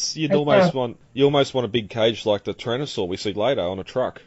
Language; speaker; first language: English; native; English